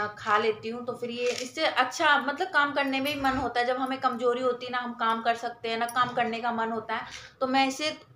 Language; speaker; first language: Hindi; native; Hindi